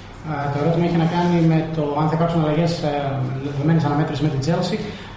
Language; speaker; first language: Greek; native; Greek